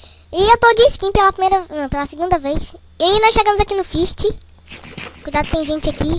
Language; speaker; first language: Portuguese; native; Portuguese